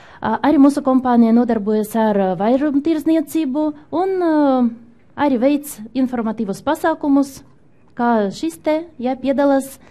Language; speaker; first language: Latvian; non-native, local second language; Russian